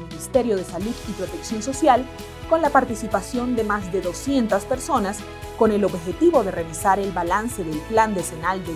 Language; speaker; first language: Spanish; native; Spanish